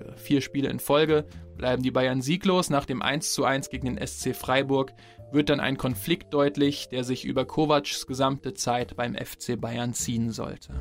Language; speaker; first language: German; native; German